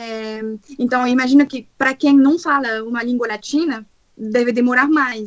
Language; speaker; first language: Portuguese; non-native, fluent; French